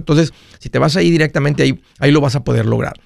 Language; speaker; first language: Spanish; native; Spanish